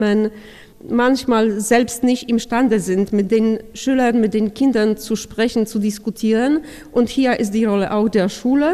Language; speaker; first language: German; non-native, fluent; Polish